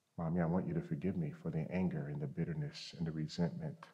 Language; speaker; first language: English; native; English